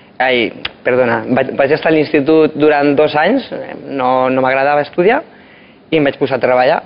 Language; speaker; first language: Catalan; non-native, local second language; Spanish